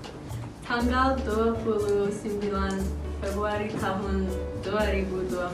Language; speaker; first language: Indonesian; non-native, learner; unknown